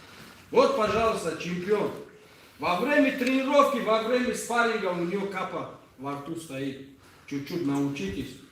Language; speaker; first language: Russian; native; Russian